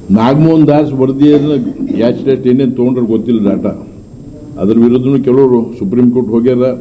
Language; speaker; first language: Kannada; non-native, local second language; Lambadi